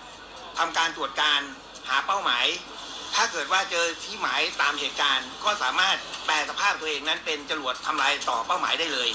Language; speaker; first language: Thai; native; Thai